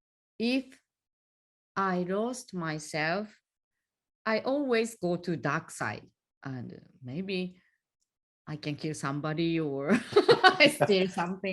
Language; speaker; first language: English; non-native, learner; Japanese